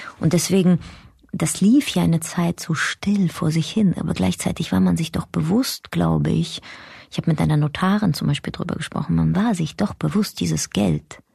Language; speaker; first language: German; early bilingual, other home language; Russian